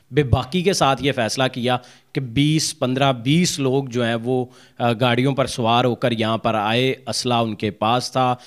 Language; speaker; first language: Urdu; non-native, local second language; Punjabi